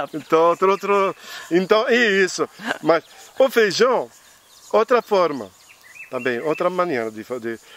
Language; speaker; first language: Portuguese; non-native, fluent; Arabic